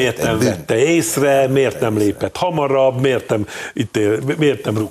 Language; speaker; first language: Hungarian; native; Hungarian